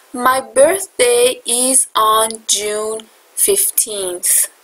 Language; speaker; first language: English; non-native, fluent; Persian